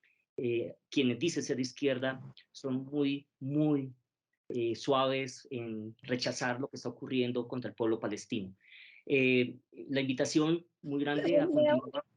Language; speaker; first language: Spanish; native; Spanish